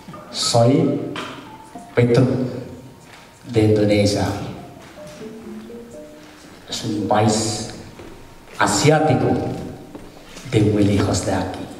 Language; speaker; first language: Spanish; non-native, fluent; Indonesian